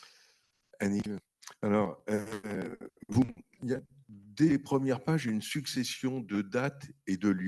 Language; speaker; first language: French; native; French